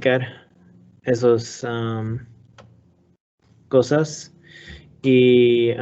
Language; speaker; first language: Spanish; non-native, learner; English